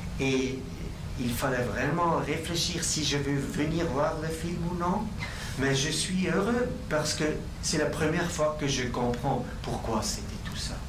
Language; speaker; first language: French; non-native, local second language; German